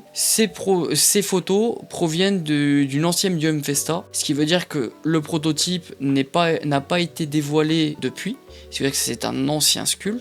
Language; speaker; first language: French; native; French